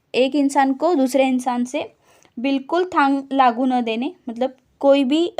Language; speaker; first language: Hindi; non-native, local second language; Marathi